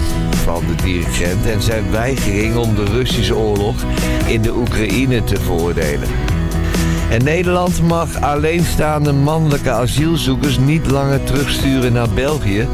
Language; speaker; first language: Dutch; native; Dutch